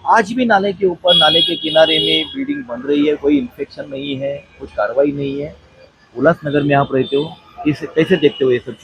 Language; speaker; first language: Hindi; non-native, local second language; Marathi